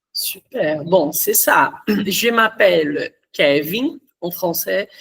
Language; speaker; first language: French; non-native, fluent; Portuguese